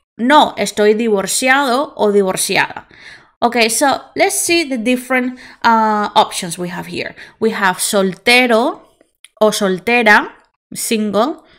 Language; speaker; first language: English; non-native, fluent; Spanish